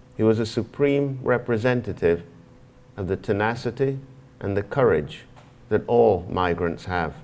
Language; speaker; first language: English; native; English